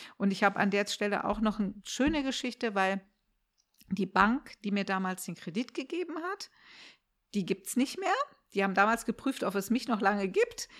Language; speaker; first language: German; early bilingual, heritage; German